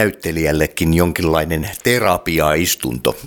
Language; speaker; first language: Finnish; native; Finnish